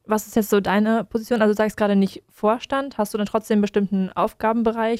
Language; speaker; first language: German; native; German